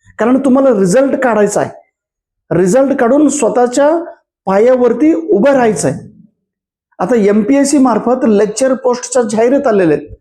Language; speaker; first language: Marathi; non-native, local second language; Kannada